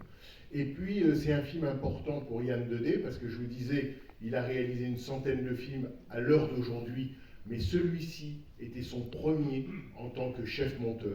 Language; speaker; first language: French; native; French